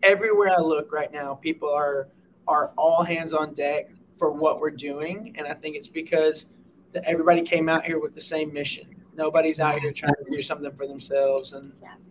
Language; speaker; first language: English; native; English